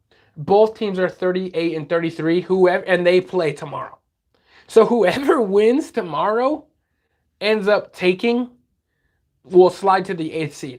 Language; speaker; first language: English; native; English